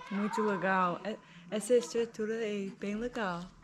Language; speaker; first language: Portuguese; non-native, learner; English